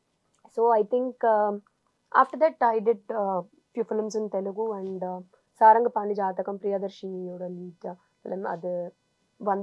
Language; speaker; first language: Tamil; non-native, learner; Telugu